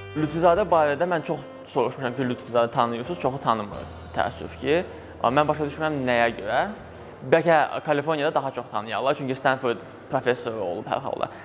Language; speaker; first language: Azerbaijani; early bilingual, other home language; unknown